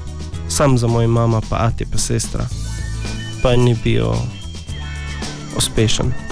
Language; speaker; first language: Slovenian; non-native, learner; Arabic